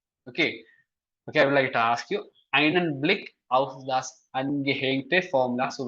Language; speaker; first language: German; non-native, fluent; Malayalam